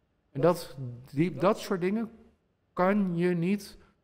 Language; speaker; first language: Dutch; native; Dutch